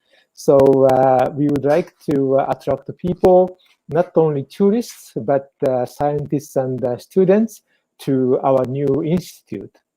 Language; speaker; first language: English; non-native, fluent; Japanese